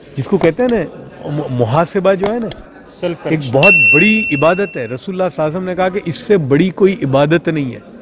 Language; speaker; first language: Hindi; non-native, local second language; Gujarati